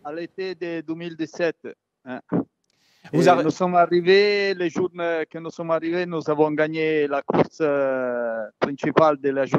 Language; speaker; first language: French; non-native, learner; Italian